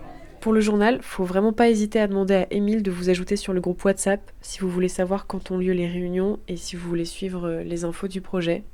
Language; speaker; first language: French; native; French